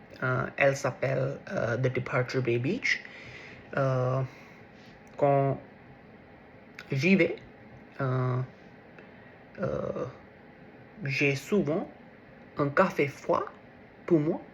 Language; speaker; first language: French; non-native, learner; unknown